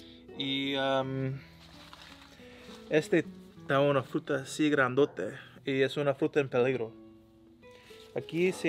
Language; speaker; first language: Spanish; non-native, learner; English